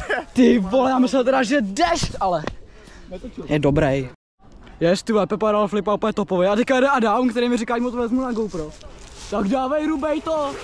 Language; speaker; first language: Czech; native; Czech